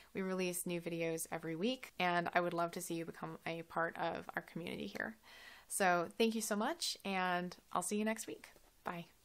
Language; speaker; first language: English; native; English